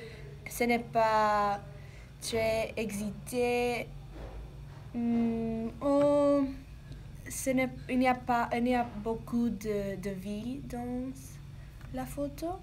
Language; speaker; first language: French; non-native, learner; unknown